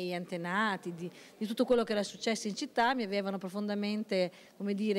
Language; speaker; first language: Italian; native; Italian